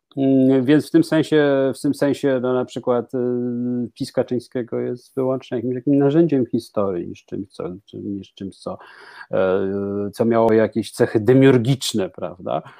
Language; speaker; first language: Polish; native; Polish